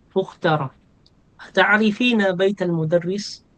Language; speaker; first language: Arabic; non-native, fluent; Filipino